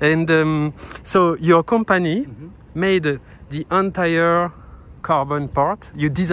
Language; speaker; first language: English; non-native, learner; French